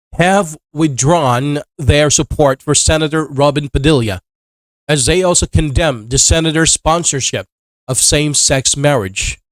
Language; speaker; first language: English; non-native, local second language; Filipino